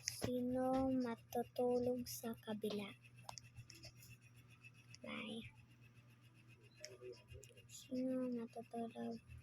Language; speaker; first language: Filipino; non-native, local second language; Cebuano